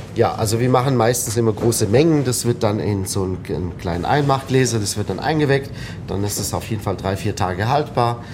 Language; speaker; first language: German; non-native, fluent; Arabic